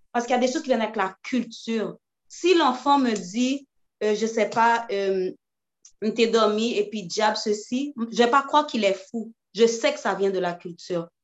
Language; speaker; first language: French; early bilingual, other home language; Haitian Creole